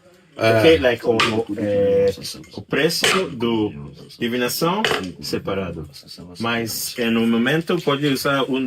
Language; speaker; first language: Portuguese; non-native, learner; English